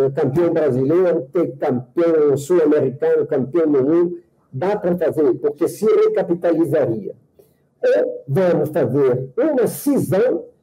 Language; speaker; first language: Portuguese; non-native, fluent; Italian